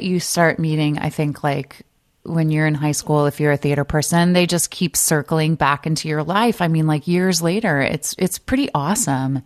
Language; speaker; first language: English; native; English